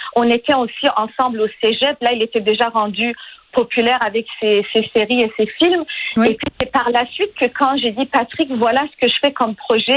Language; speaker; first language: French; non-native, fluent; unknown